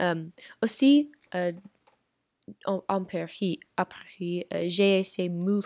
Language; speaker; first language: French; non-native, learner; English